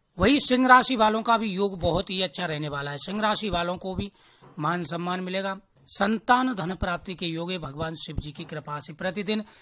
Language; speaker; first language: Hindi; native; Hindi